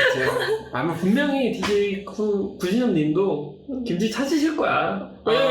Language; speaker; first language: Korean; native; Korean